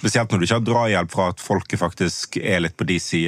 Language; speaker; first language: Norwegian; native; Norwegian